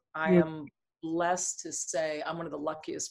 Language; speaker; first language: English; native; English